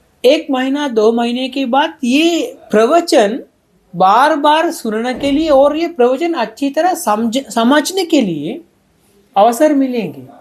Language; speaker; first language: Hindi; non-native, fluent; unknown